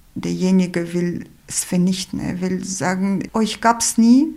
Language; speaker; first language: German; non-native, fluent; Ukrainian